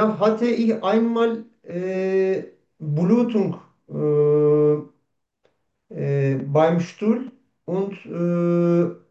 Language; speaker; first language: German; non-native, learner; Turkish